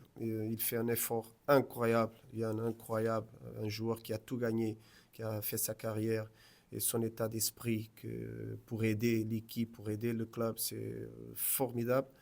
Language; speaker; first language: French; non-native, fluent; Portuguese